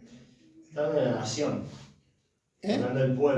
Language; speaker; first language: Spanish; native; Spanish